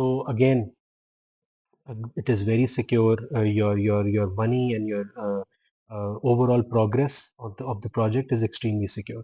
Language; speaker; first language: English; non-native, local second language; Urdu